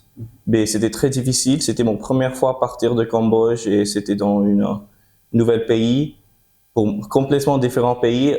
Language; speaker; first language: French; early bilingual, heritage; French